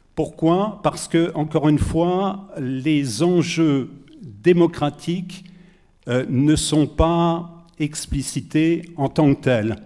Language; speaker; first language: French; native; French